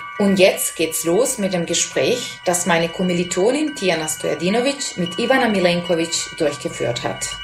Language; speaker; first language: German; non-native, fluent; Serbian